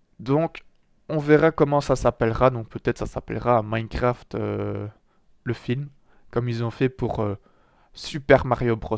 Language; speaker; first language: French; native; French